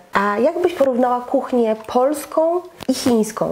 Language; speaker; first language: Polish; native; Polish